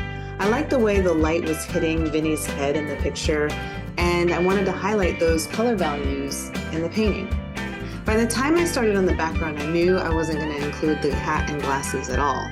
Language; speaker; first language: English; native; English